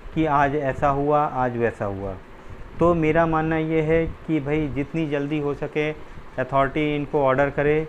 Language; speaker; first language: Hindi; native; Hindi